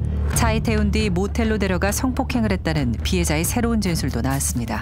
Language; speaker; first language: Korean; native; Korean